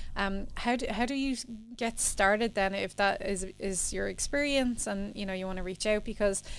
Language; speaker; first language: English; native; English